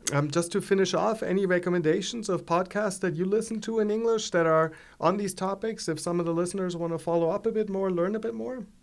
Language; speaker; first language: English; non-native, fluent; German